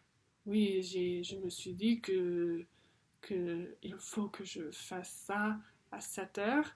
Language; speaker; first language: French; non-native, fluent; English